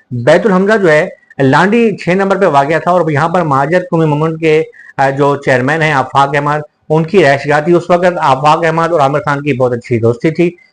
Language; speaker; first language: Urdu; native; Urdu